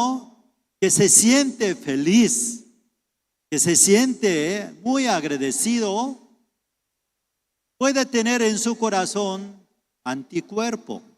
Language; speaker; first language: Spanish; non-native, fluent; Korean